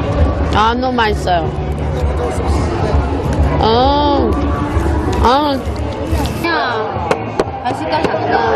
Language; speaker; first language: Korean; non-native, learner; Chinese